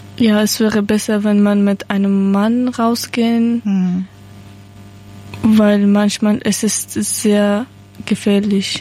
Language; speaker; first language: German; non-native, learner; Persian